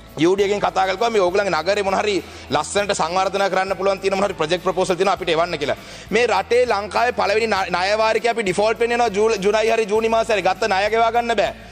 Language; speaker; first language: Sinhala; non-native, local second language; Tamil